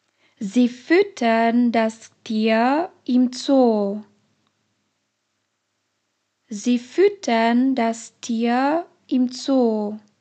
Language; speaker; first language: German; non-native, fluent; Slovak